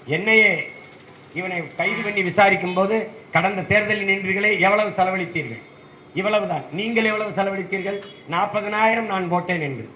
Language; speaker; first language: Tamil; native; Tamil